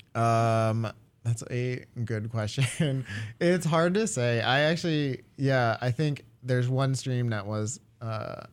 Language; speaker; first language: English; early bilingual, other home language; Japanese